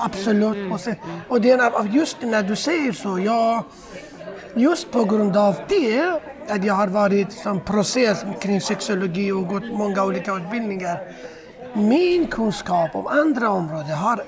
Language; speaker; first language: Swedish; non-native, fluent; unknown